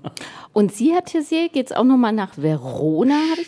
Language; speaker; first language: German; native; German